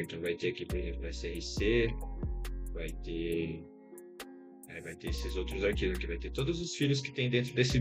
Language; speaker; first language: Portuguese; native; Portuguese